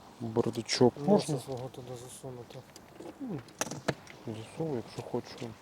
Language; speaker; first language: Ukrainian; native; Ukrainian